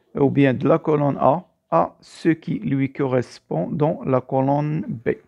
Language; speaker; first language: French; non-native, local second language; Arabic